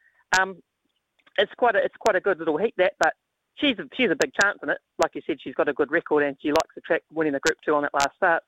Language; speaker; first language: English; native; English